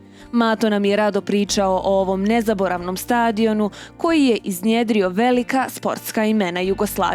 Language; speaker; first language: Bosnian; native; Bosnian